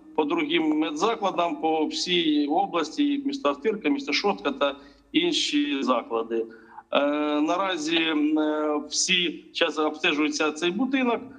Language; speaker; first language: Ukrainian; native; Ukrainian